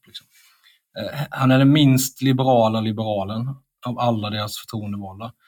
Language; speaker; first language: Swedish; native; Swedish